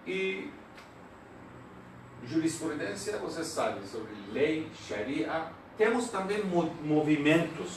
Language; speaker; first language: Portuguese; non-native, learner; Persian